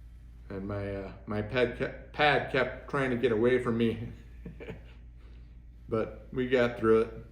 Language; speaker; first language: English; native; English